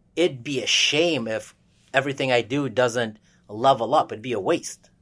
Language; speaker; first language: English; early bilingual, other home language; Russian